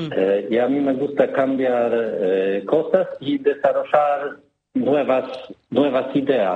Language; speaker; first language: Spanish; non-native, learner; Polish